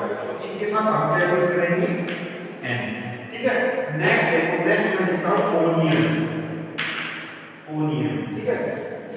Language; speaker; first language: Hindi; native; Hindi